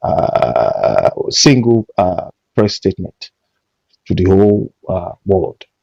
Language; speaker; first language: English; non-native, local second language; Yoruba